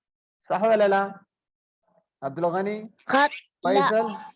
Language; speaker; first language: Arabic; non-native, learner; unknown